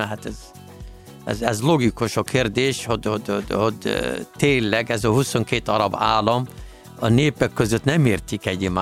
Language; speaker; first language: Hungarian; non-native, learner; Arabic